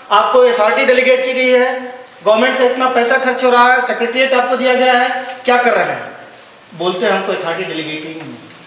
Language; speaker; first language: Hindi; native; Hindi